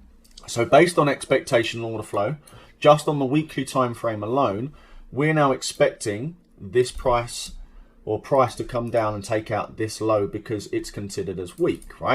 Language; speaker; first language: English; native; English